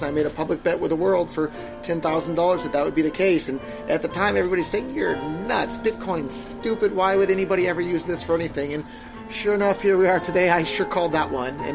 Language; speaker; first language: English; native; English